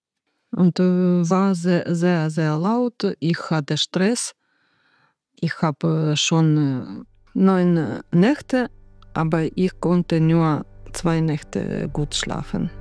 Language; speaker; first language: German; non-native, learner; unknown